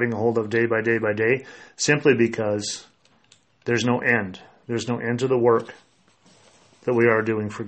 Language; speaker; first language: English; native; English